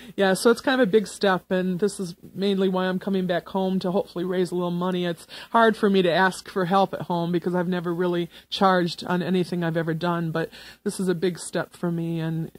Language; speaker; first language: English; native; English